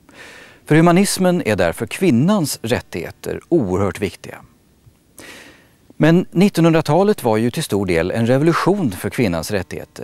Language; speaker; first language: Swedish; native; Swedish